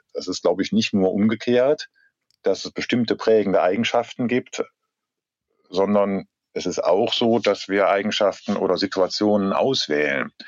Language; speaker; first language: German; native; German